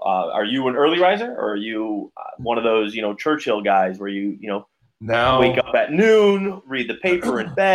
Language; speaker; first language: English; native; English